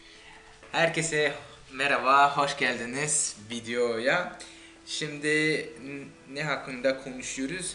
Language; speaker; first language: Turkish; non-native, fluent; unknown